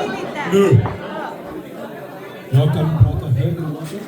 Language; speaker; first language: Swedish; non-native, learner; Afrikaans